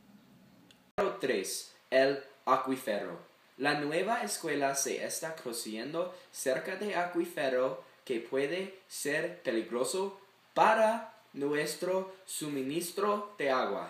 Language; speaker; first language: Spanish; non-native, learner; English